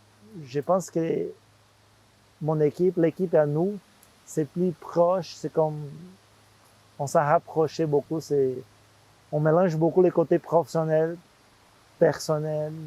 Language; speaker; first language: French; non-native, fluent; Portuguese